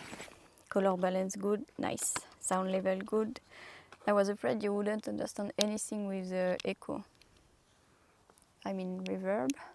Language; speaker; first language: English; non-native, fluent; French